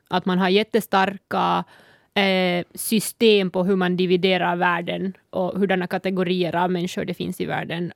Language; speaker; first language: Swedish; non-native, local second language; Northern Sami